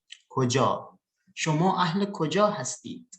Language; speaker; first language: Persian; early bilingual, other home language; Indonesian